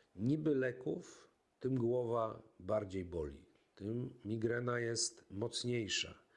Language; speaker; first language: Polish; native; Polish